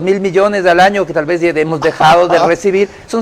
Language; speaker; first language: Spanish; native; Spanish